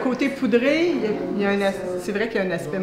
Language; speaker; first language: French; native; French